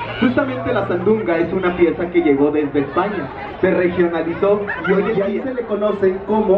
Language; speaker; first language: Spanish; native; Spanish